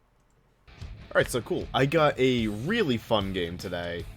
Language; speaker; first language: English; native; English